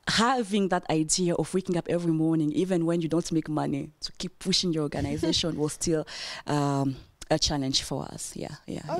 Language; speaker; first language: English; non-native, fluent; French